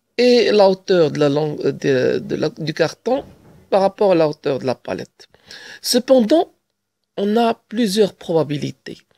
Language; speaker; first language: French; non-native, local second language; Arabic